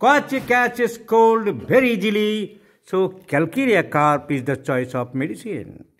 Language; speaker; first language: English; non-native, local second language; Bangla